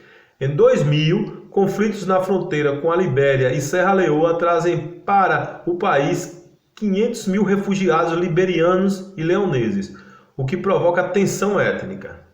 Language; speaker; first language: Portuguese; native; Portuguese